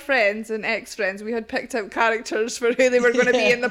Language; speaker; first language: English; native; English